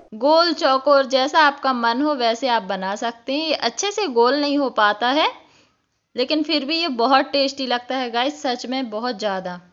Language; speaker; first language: Hindi; native; Hindi